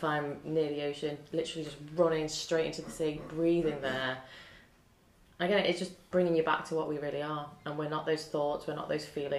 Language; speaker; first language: English; native; English